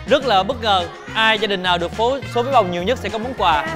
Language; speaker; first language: Vietnamese; native; Vietnamese